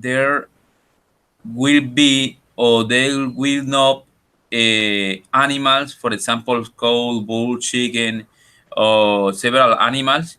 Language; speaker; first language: English; non-native, learner; Spanish